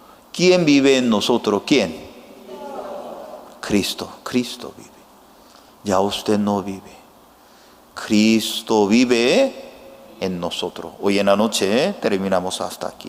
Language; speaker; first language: Spanish; non-native, fluent; Korean